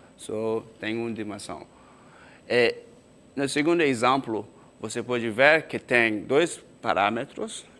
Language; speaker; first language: Portuguese; non-native, fluent; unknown